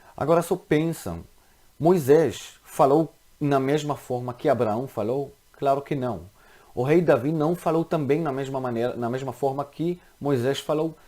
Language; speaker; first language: Portuguese; non-native, fluent; Hebrew